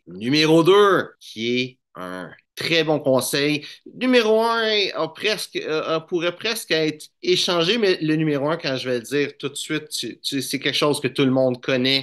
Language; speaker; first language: French; native; French